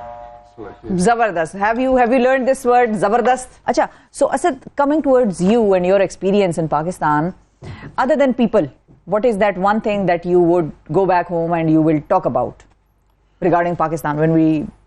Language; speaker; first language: English; non-native, local second language; Urdu